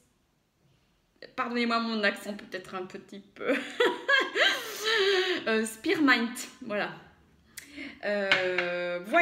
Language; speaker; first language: French; native; French